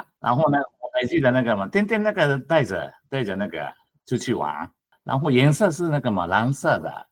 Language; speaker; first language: Chinese; non-native, fluent; Japanese